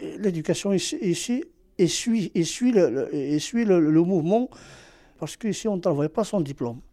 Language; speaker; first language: French; non-native, local second language; Arabic